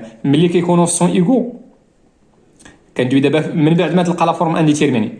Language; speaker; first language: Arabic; native; Arabic